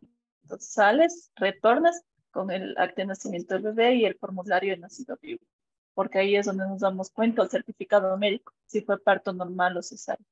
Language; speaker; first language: Spanish; native; Spanish